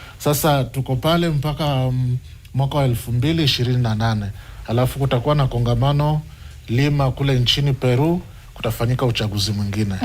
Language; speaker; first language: Swahili; non-native, local second language; Giryama